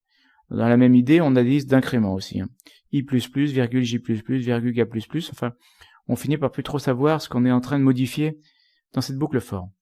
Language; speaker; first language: French; native; French